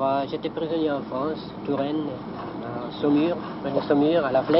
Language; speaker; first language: French; native; French